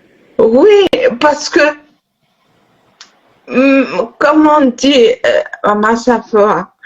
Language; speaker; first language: French; non-native, local second language; Arabic